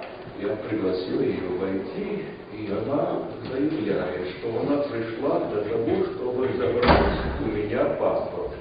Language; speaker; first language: Russian; non-native, fluent; English